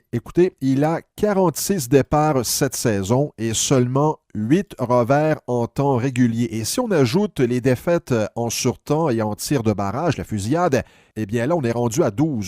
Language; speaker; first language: French; native; French